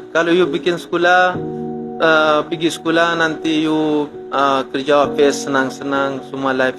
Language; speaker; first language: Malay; non-native, learner; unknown